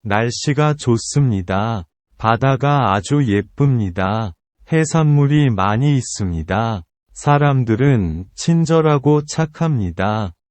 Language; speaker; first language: Korean; non-native, learner; Vietnamese